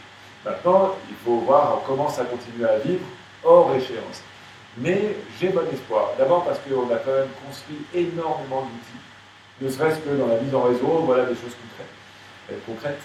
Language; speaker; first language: French; native; French